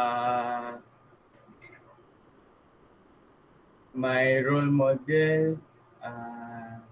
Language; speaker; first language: English; non-native, local second language; Malay